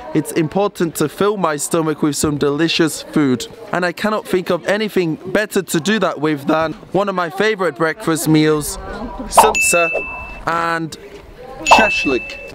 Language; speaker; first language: English; native; English